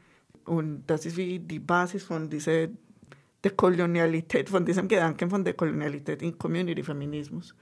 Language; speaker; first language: German; non-native, fluent; Spanish